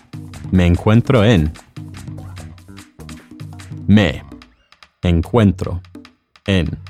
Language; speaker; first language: Spanish; non-native, fluent; English